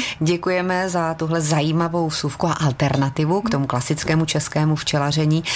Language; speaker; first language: Czech; native; Czech